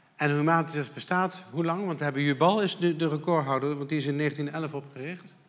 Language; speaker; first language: Dutch; native; Dutch